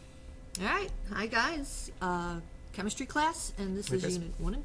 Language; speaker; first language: English; native; English